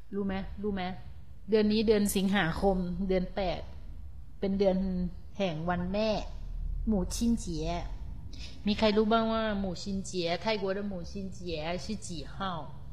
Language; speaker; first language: Thai; native; Thai